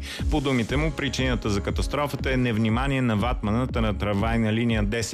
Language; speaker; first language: Bulgarian; native; Bulgarian